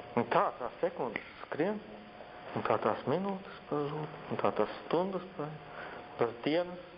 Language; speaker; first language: Latvian; early bilingual, heritage; Latvian